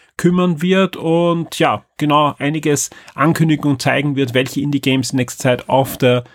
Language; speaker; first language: German; native; German